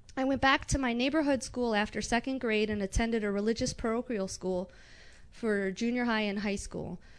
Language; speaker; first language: English; non-native, local second language; Arabic